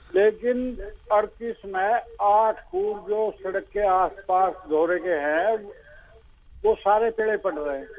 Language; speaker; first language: Hindi; native; Hindi